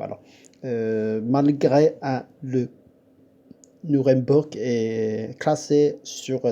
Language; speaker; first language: French; non-native, fluent; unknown